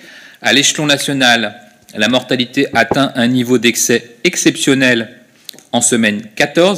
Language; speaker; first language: French; native; French